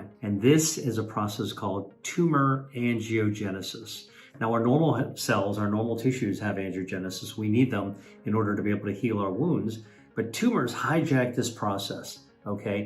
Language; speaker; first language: English; native; English